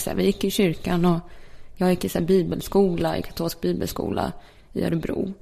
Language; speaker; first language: Swedish; early bilingual, other home language; Polish